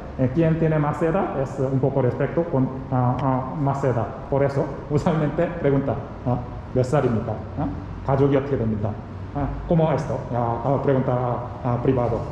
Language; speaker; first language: Spanish; non-native, learner; Korean